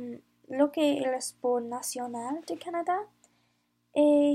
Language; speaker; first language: French; non-native, learner; English